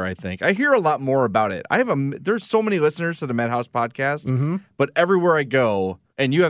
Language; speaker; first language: English; native; English